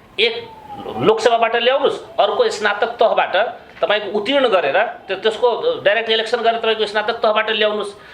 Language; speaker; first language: Nepali; non-native, local second language; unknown